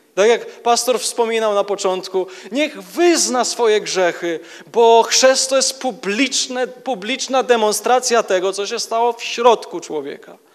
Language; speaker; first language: Polish; native; Polish